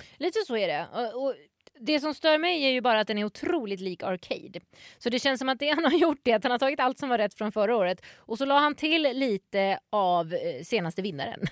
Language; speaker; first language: Swedish; native; Swedish